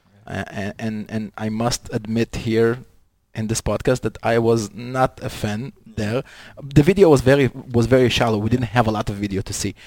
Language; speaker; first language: English; non-native, fluent; Hebrew